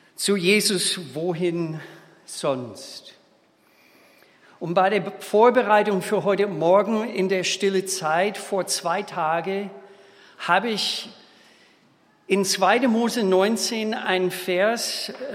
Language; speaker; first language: German; non-native, fluent; English